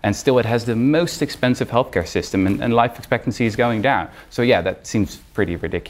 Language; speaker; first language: English; non-native, fluent; Dutch